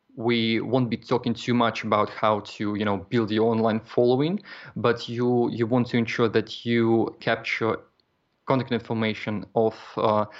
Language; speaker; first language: English; non-native, fluent; Russian